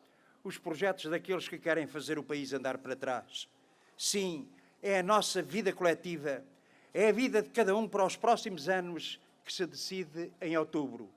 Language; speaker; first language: Portuguese; native; Portuguese